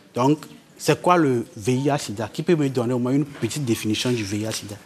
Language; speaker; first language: French; non-native, local second language; Ewe